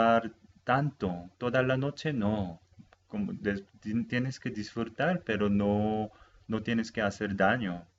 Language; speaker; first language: Spanish; non-native, fluent; Japanese